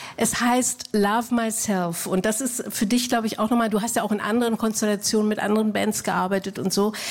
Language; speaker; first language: German; native; German